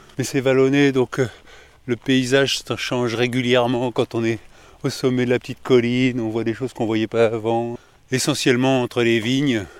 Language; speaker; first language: French; native; French